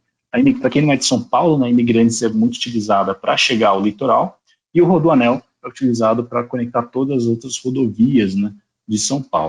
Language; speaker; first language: Portuguese; native; Portuguese